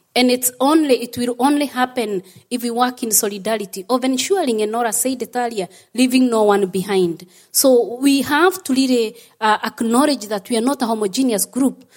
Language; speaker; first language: English; non-native, local second language; Kikuyu